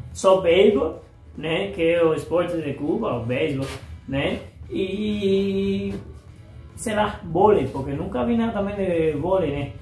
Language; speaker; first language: Portuguese; non-native, fluent; Spanish